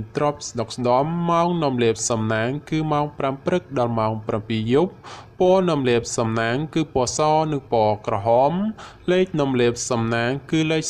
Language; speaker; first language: Khmer; native; Khmer